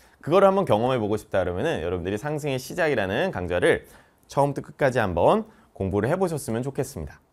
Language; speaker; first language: Korean; native; Korean